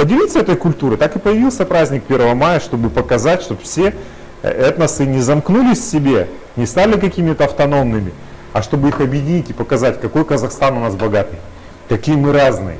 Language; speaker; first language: Russian; native; Russian